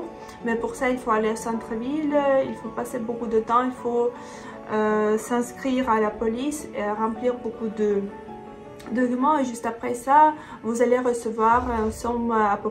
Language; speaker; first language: French; non-native, fluent; Russian